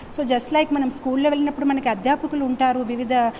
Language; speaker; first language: English; non-native, local second language; Telugu